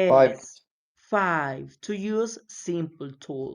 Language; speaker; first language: English; non-native, fluent; Spanish